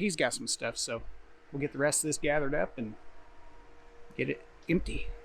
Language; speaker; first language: English; native; English